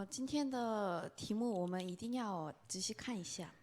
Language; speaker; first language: Chinese; non-native, fluent; Korean